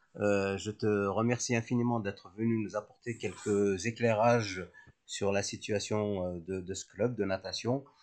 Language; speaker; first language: French; native; French